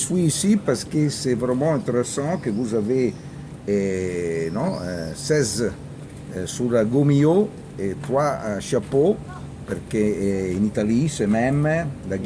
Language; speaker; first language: French; non-native, learner; Italian